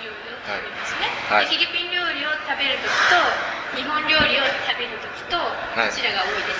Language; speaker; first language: Japanese; native; Japanese